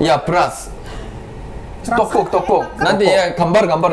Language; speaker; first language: Indonesian; non-native, fluent; Korean